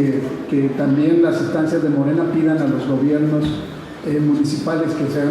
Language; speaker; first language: Spanish; native; Spanish